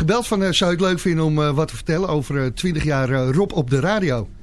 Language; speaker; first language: Dutch; native; Dutch